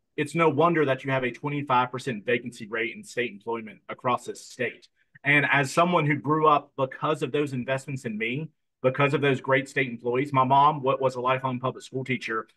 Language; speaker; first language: English; native; English